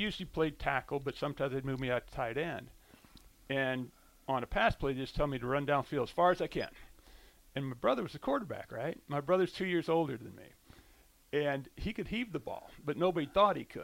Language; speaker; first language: English; native; English